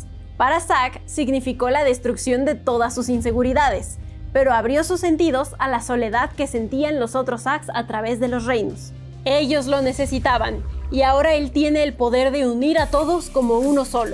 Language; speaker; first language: Spanish; native; Spanish